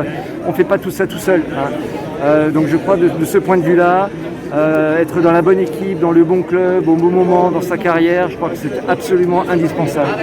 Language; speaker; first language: French; native; French